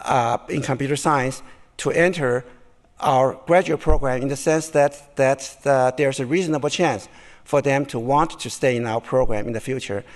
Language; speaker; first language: English; non-native, fluent; Chinese